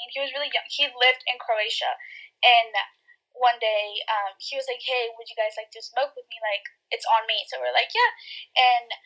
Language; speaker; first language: English; early bilingual, other home language; Spanish